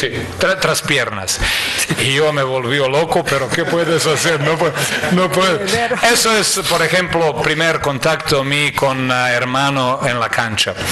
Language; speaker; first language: Spanish; non-native, fluent; Croatian